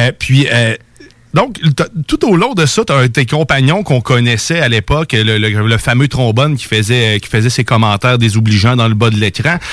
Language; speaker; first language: French; native; French